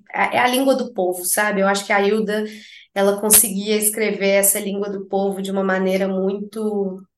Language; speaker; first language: Portuguese; native; Portuguese